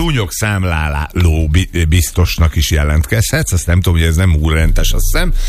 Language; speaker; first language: Hungarian; native; Hungarian